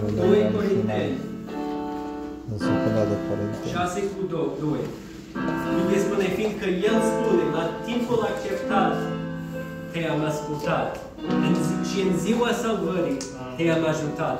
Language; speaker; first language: Romanian; non-native, learner; English